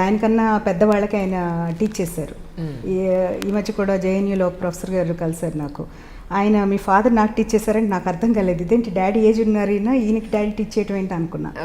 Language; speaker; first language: Telugu; native; Telugu